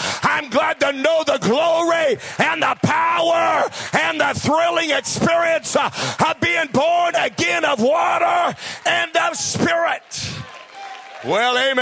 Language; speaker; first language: English; native; English